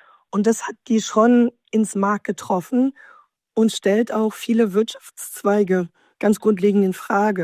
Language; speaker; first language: German; native; German